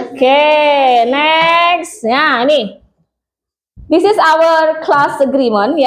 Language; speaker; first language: English; non-native, local second language; Indonesian